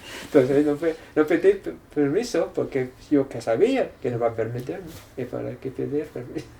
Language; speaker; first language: Spanish; non-native, fluent; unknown